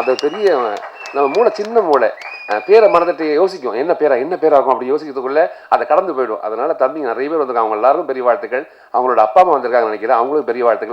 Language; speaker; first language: Tamil; native; Tamil